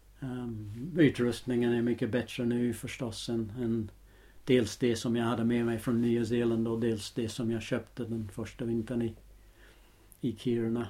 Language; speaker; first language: Swedish; non-native, fluent; English